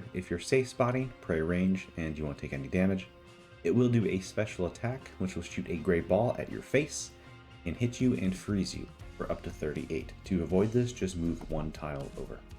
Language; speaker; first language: English; native; English